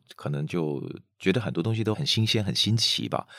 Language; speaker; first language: Chinese; non-native, local second language; Hakka Chinese